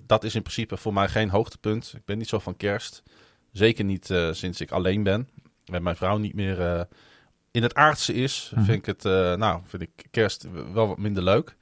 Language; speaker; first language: Dutch; native; Dutch